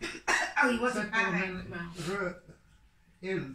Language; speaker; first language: Swedish; native; Swedish